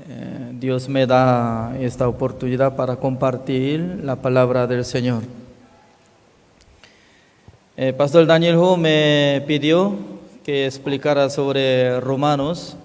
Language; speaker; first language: Spanish; non-native, fluent; Korean